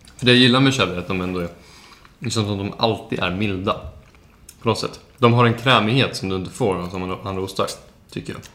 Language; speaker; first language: Swedish; native; Swedish